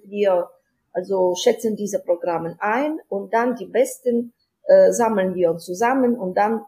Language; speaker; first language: German; non-native, fluent; Ukrainian